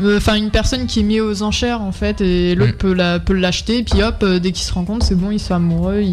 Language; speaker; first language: French; native; French